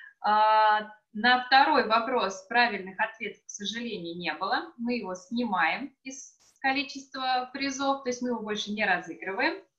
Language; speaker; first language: Russian; native; Russian